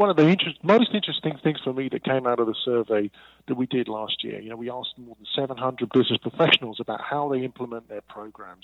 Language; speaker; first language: English; native; English